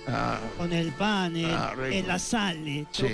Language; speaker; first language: Italian; non-native, learner; Spanish